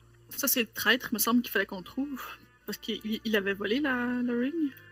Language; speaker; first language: French; native; French